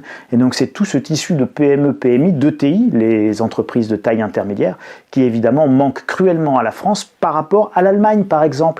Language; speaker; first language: French; native; French